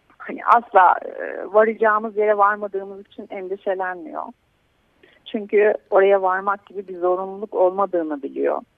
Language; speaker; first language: Turkish; native; Turkish